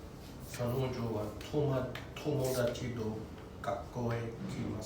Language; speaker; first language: Japanese; non-native, learner; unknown